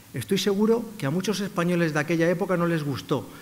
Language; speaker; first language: Spanish; native; Spanish